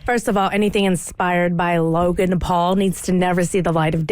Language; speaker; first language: English; native; English